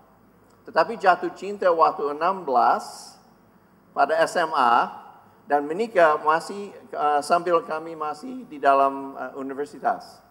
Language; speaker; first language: Indonesian; non-native, fluent; English